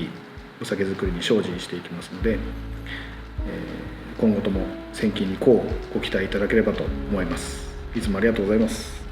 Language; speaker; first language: Japanese; native; Japanese